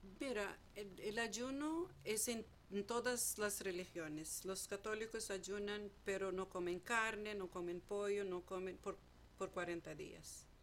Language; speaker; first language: Spanish; non-native, fluent; Portuguese